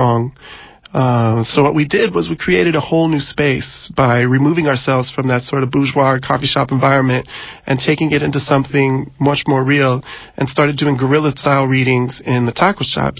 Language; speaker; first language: English; native; English